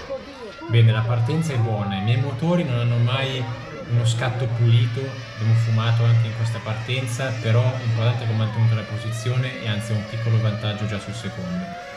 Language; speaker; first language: Italian; native; Italian